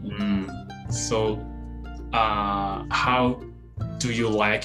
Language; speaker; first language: English; non-native, fluent; Japanese